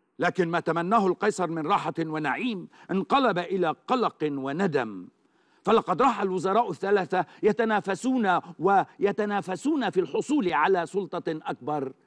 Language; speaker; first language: Arabic; non-native, fluent; Turkish